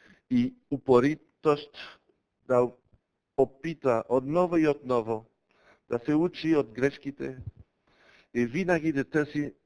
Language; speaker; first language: Bulgarian; non-native, learner; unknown